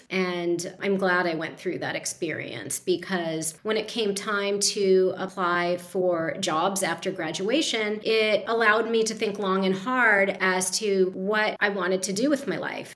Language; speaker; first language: English; native; English